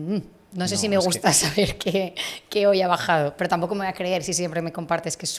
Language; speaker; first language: Spanish; native; Spanish